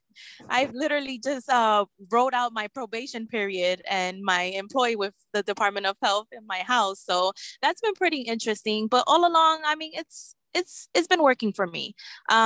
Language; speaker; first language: English; native; English